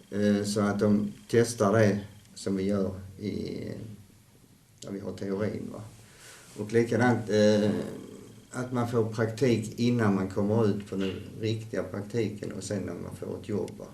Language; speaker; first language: Swedish; native; Swedish